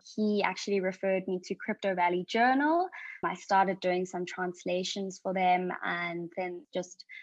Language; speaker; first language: English; native; English